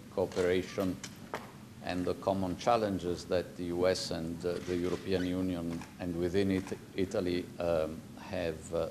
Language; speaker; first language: English; non-native, fluent; Italian